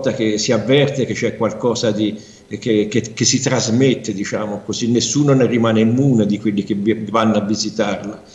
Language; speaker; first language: Italian; native; Italian